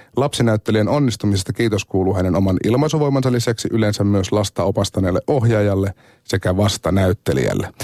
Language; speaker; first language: Finnish; native; Finnish